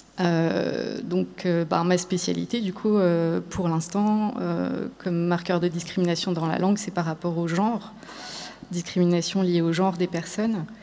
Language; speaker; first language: French; native; French